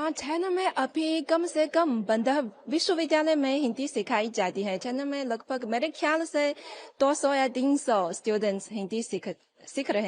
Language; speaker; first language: Hindi; non-native, fluent; Chinese